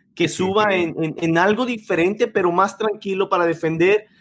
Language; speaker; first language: Spanish; native; Spanish